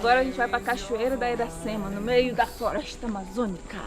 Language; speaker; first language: Portuguese; native; Portuguese